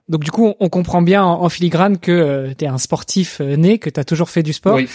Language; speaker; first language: French; native; French